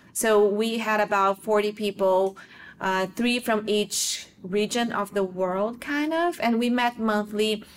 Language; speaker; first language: English; non-native, fluent; Portuguese